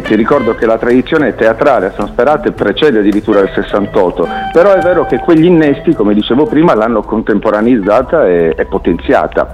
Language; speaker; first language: Italian; native; Italian